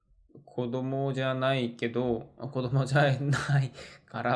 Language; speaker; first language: Japanese; non-native, learner; Korean